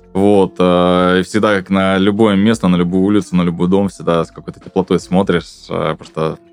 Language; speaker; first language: Russian; native; Russian